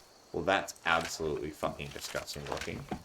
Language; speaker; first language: English; native; English